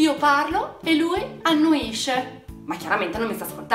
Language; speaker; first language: Italian; native; Italian